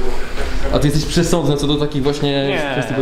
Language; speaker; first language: Polish; native; Polish